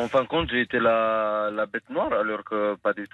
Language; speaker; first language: French; non-native, fluent; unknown